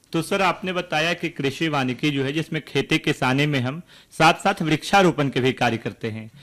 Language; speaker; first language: Hindi; native; Hindi